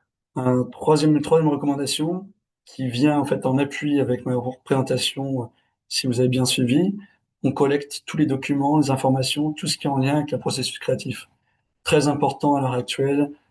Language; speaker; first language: French; native; French